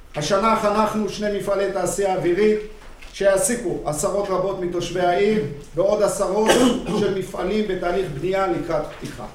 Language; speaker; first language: Hebrew; native; Hebrew